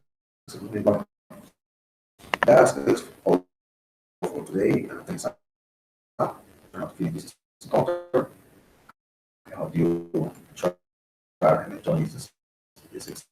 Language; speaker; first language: English; non-native, learner; Spanish